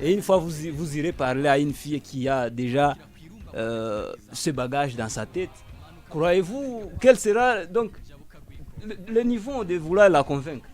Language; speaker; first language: French; non-native, local second language; Kinyarwanda